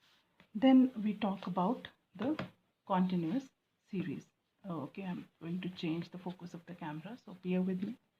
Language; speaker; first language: English; non-native, local second language; Hindi